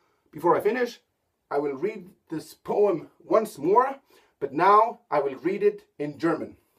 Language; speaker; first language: English; non-native, fluent; Icelandic